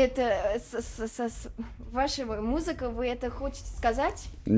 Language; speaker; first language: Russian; non-native, learner; French